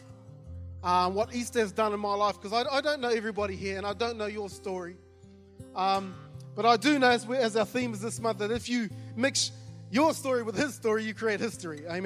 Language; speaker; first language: English; native; English